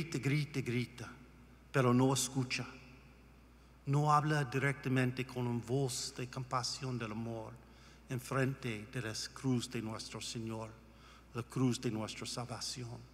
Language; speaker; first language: Spanish; non-native, learner; English